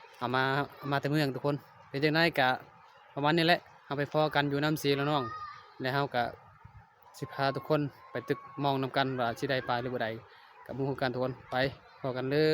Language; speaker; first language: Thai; non-native, local second language; Northeastern Thai